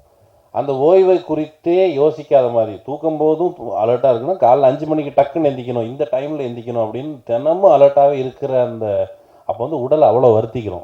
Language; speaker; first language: Tamil; native; Tamil